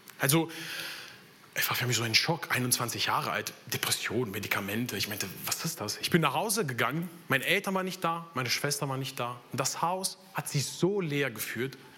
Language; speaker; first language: German; non-native, fluent; Italian